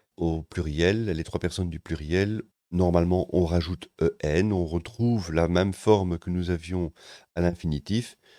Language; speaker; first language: French; native; French